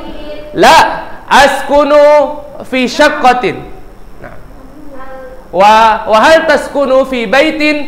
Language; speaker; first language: Arabic; non-native, fluent; Indonesian